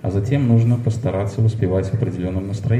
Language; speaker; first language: Russian; native; Russian